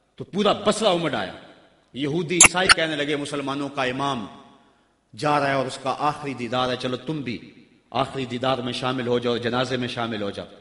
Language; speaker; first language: Urdu; non-native, local second language; Punjabi